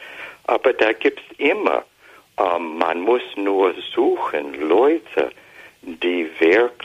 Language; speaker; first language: German; non-native, fluent; English